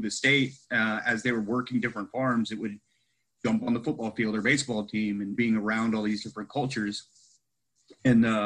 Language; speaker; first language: English; native; English